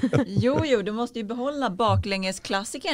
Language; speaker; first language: Swedish; native; Swedish